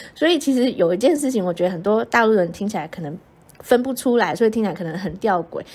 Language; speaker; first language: Chinese; native; Chinese